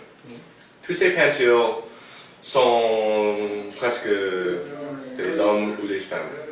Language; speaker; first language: French; non-native, learner; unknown